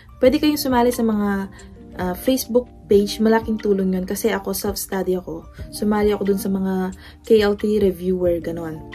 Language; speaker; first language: Filipino; non-native, local second language; Pampanga